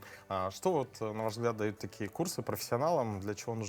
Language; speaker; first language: Russian; native; Russian